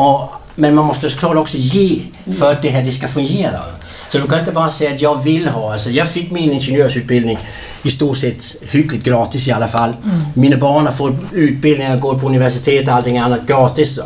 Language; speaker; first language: Swedish; non-native, fluent; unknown